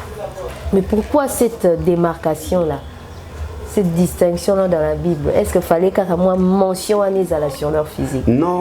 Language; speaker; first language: French; non-native, local second language; Lingala